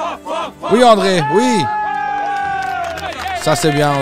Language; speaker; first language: French; native; French